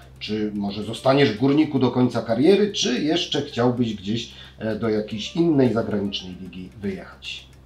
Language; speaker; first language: Polish; native; Polish